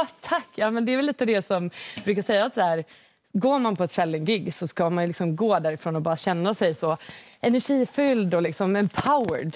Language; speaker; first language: Swedish; native; Swedish